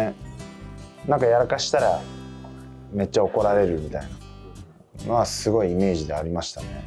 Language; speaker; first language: Japanese; native; Japanese